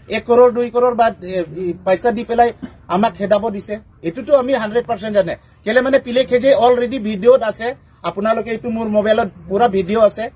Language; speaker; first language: Assamese; non-native, local second language; Karbi